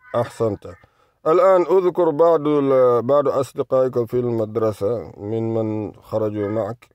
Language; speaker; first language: Arabic; non-native, fluent; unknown